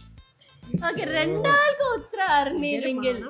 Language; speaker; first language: Malayalam; non-native, learner; Tamil